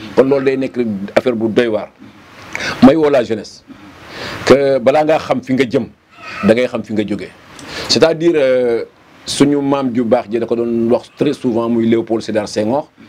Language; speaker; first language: Wolof; non-native, local second language; Serer